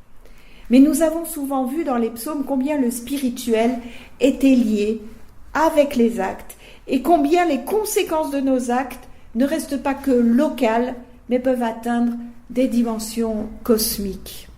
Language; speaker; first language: French; native; French